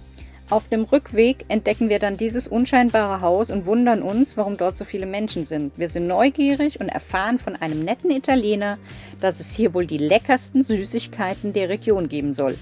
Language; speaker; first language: German; native; German